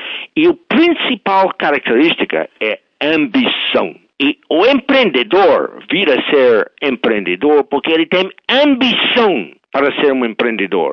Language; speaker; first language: Portuguese; non-native, fluent; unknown